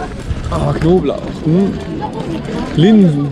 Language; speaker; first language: German; native; German